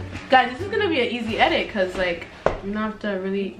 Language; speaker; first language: English; native; English